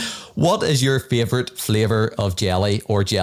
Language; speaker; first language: English; native; English